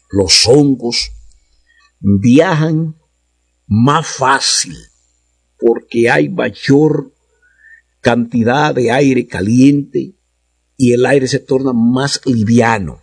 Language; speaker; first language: Spanish; native; Spanish